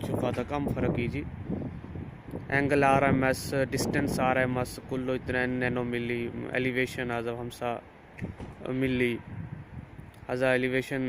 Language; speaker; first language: Arabic; non-native, learner; Urdu